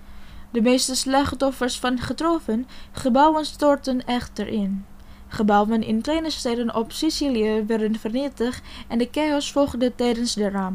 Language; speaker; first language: Dutch; non-native, fluent; Indonesian